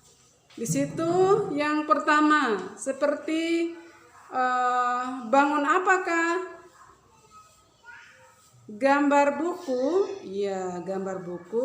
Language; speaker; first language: Indonesian; native; Indonesian